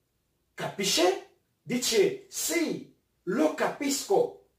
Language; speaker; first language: Italian; non-native, fluent; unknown